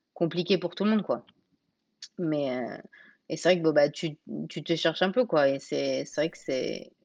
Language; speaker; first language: French; native; French